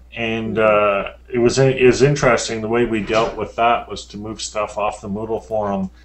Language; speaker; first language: English; native; English